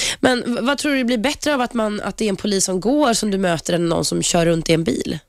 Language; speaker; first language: Swedish; native; Swedish